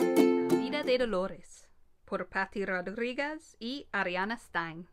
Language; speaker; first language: Spanish; early bilingual, heritage; Spanish